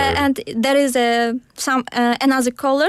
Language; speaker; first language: English; non-native, learner; Uzbek